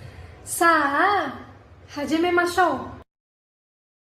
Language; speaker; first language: Japanese; non-native, learner; Filipino